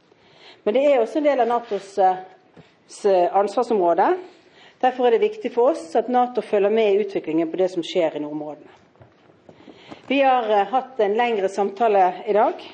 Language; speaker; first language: Norwegian; native; Norwegian